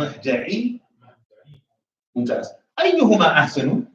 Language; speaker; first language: Arabic; non-native, fluent; English